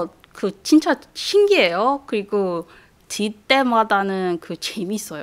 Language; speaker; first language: Korean; non-native, fluent; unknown